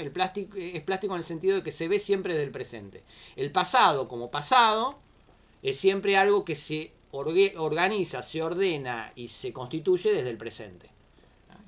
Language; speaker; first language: Spanish; native; Spanish